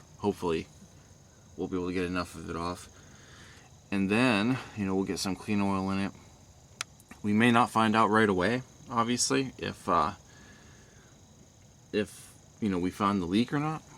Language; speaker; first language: English; native; English